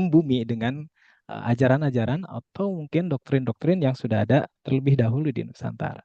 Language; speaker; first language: Indonesian; native; Indonesian